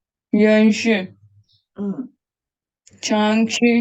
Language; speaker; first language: Chinese; non-native, learner; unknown